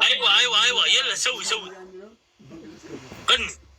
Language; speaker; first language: Arabic; non-native, learner; Somali